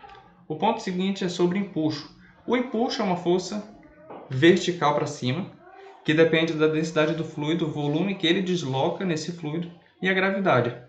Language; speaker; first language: Portuguese; native; Portuguese